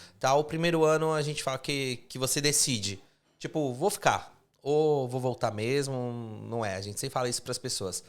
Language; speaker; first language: Portuguese; native; Portuguese